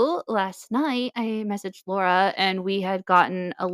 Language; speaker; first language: English; native; English